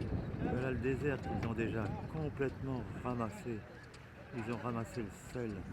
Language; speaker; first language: French; native; French